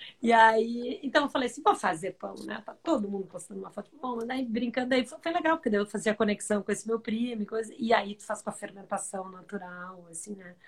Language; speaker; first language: Portuguese; native; Portuguese